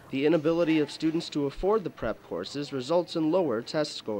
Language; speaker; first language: English; native; English